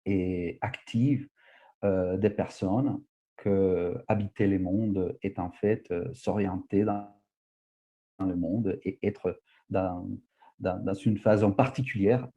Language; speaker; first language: French; non-native, fluent; Spanish